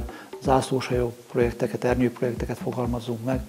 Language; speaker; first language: Hungarian; native; Hungarian